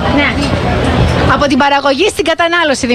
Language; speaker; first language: Greek; native; Greek